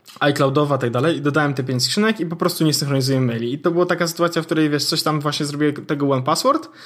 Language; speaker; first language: Polish; native; Polish